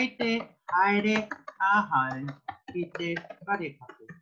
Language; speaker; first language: Māori; non-native, fluent; English